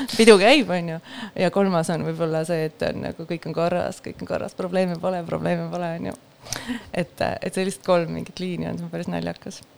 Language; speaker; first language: Estonian; non-native, local second language; Russian